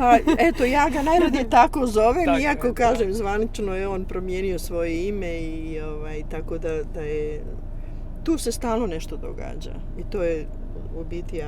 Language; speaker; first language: Bosnian; native; Bosnian